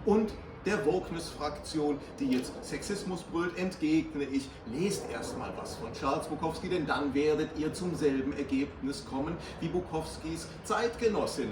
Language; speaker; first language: German; native; German